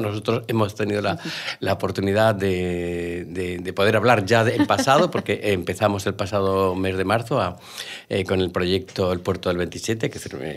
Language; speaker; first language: Spanish; native; Spanish